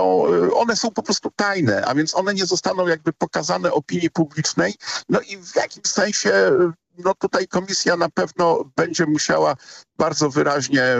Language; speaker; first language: Polish; native; Polish